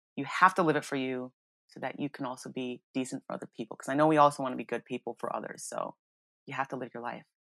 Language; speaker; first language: English; early bilingual, other home language; Yoruba